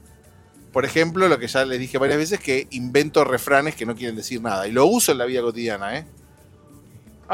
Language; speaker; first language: Spanish; native; Spanish